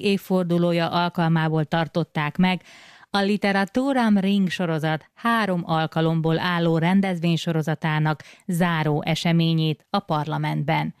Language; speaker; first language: Hungarian; native; Hungarian